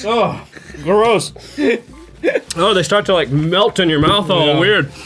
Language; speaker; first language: English; native; English